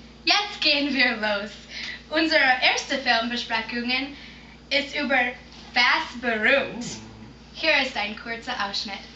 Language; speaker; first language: German; non-native, learner; English